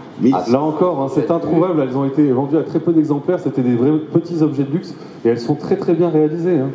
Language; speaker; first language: French; native; French